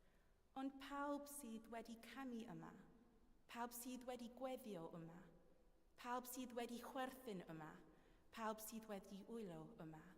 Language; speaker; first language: Welsh; non-native, fluent; English